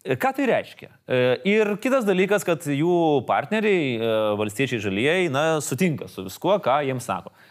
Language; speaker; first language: Lithuanian; native; Lithuanian